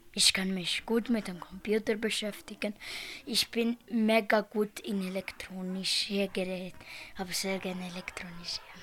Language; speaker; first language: German; early bilingual, other home language; Portuguese